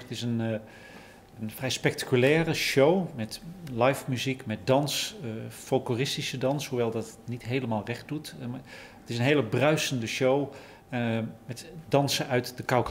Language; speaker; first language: Dutch; native; Dutch